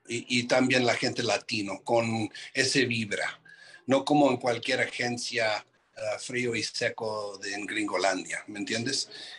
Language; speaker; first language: Spanish; non-native, fluent; English